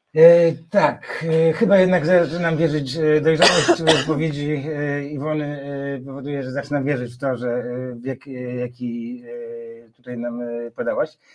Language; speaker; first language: Polish; native; Polish